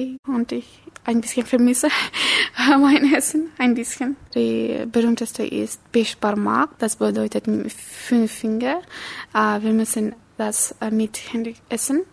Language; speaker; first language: German; non-native, learner; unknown